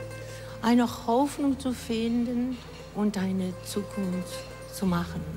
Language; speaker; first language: German; non-native, learner; Greek